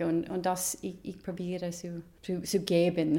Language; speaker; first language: German; non-native, learner; English